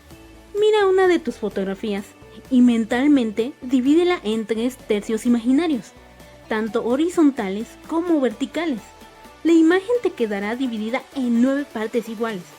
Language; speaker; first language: Spanish; native; Spanish